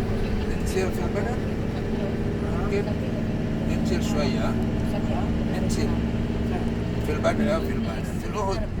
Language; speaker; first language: Arabic; non-native, fluent; Indonesian